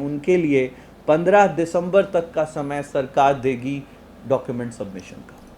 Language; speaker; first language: Hindi; native; Hindi